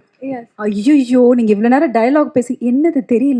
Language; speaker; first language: Tamil; native; Tamil